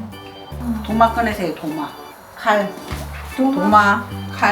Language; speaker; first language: Korean; native; Korean